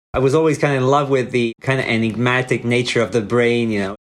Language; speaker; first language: English; non-native, fluent; Croatian